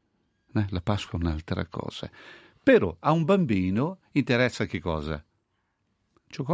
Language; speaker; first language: Italian; non-native, fluent; Portuguese